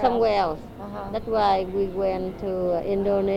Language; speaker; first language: English; non-native, learner; Vietnamese